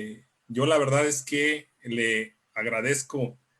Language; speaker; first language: Spanish; native; Spanish